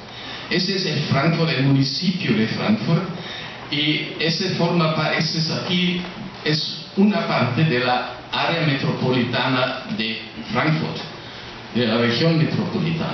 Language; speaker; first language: Spanish; non-native, fluent; German